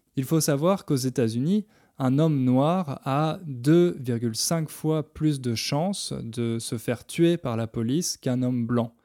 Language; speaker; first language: French; native; French